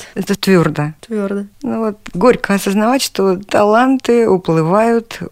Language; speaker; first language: Russian; native; Russian